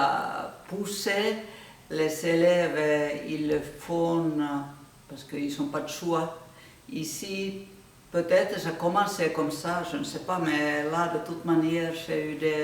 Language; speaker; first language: French; non-native, fluent; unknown